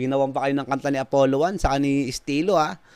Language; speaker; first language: Filipino; native; Filipino